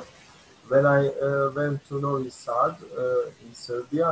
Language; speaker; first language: English; non-native, learner; Bosnian